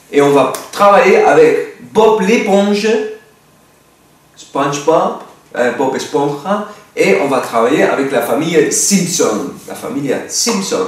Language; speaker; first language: French; non-native, fluent; Spanish